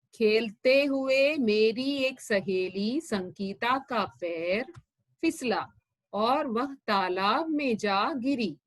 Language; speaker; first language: Hindi; non-native, local second language; Malayalam